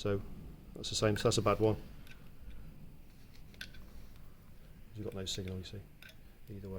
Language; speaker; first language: English; native; English